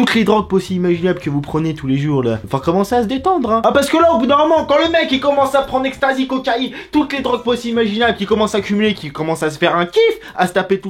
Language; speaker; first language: French; native; French